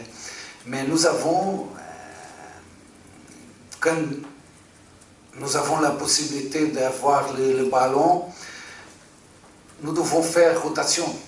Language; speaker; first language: French; non-native, fluent; Portuguese